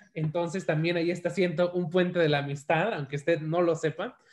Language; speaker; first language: Spanish; native; Spanish